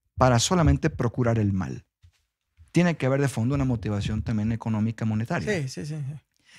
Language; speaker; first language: Spanish; native; Spanish